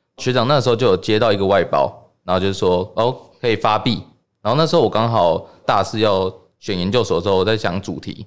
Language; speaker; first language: Chinese; native; Chinese